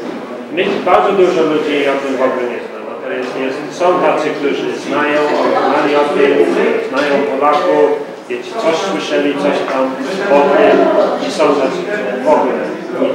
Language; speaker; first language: Polish; early bilingual, heritage; Polish